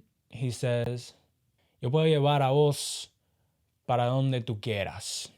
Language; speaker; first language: Spanish; non-native, learner; English